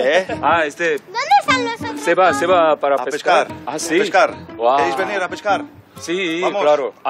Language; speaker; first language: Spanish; non-native, learner; Korean